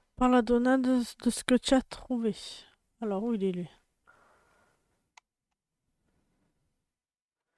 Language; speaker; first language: French; native; French